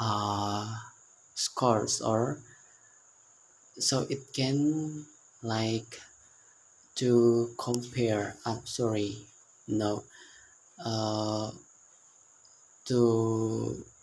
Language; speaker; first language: English; non-native, learner; Indonesian